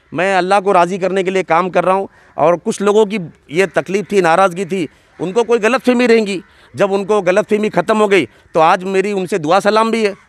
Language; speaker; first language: Hindi; native; Hindi